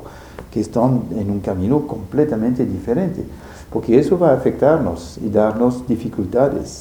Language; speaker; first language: Spanish; non-native, fluent; French